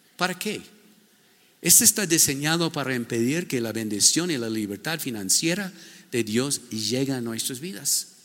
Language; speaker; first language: Spanish; non-native, fluent; English